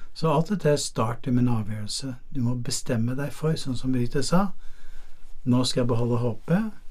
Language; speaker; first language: Norwegian; non-native, fluent; English